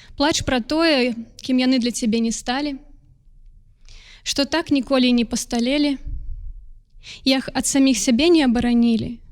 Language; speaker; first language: Belarusian; non-native, local second language; Russian